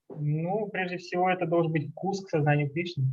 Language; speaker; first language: Russian; native; Russian